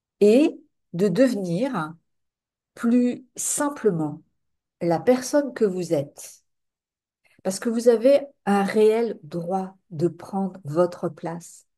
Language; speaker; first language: French; native; French